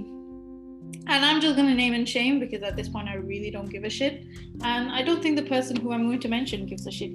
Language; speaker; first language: English; native; English